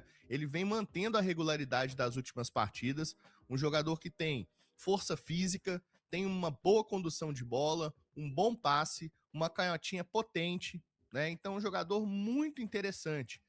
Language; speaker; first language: Portuguese; native; Portuguese